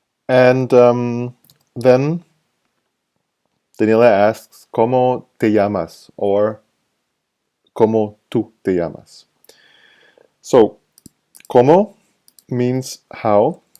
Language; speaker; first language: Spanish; non-native, fluent; English